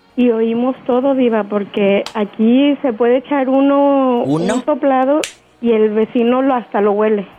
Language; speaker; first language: Spanish; native; Spanish